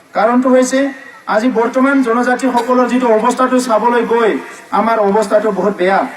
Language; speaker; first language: Assamese; non-native, local second language; Bodo